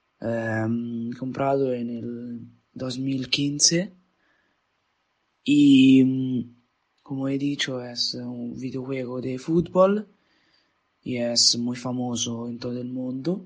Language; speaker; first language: Spanish; non-native, learner; Italian